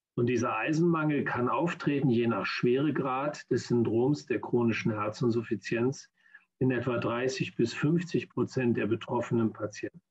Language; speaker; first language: German; native; German